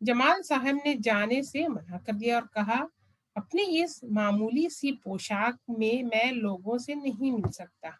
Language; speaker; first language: Hindi; non-native, local second language; Malayalam